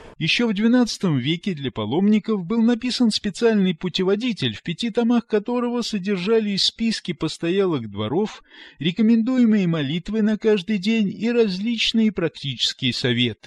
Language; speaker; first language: Russian; native; Russian